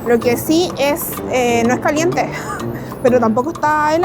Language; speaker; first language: Spanish; native; Spanish